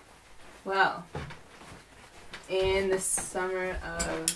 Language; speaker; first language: English; native; English